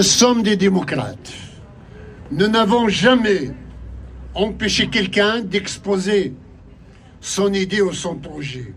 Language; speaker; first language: French; non-native, local second language; Kabyle